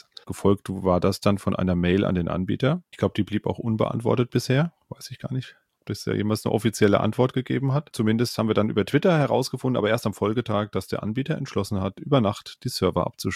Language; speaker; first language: German; native; German